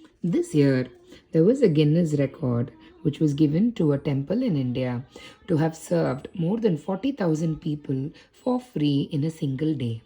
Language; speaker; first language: English; non-native, local second language; Tamil